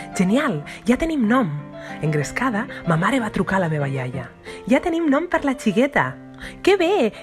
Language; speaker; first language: Catalan; native; Catalan